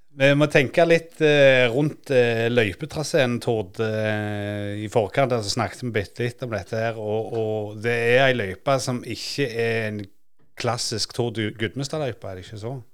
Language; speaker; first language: Norwegian; native; Norwegian